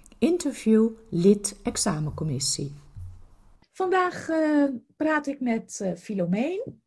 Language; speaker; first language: Dutch; native; Dutch